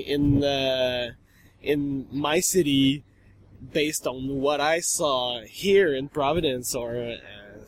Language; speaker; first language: English; non-native, fluent; French